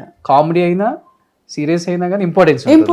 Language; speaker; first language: Telugu; native; Telugu